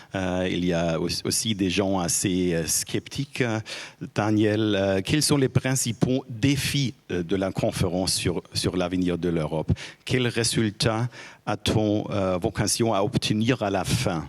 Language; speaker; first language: French; non-native, fluent; German